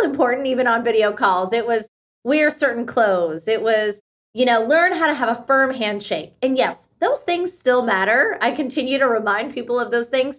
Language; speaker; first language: English; early bilingual, other home language; Hindi